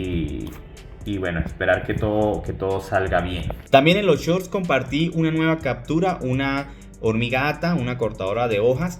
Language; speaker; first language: Spanish; native; Spanish